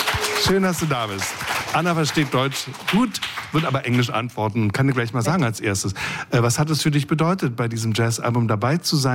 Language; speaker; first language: German; native; German